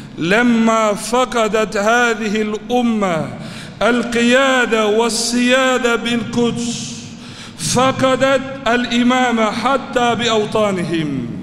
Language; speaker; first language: Arabic; non-native, fluent; Turkish